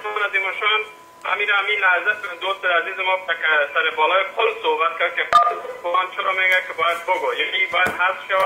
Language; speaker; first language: Persian; native; Persian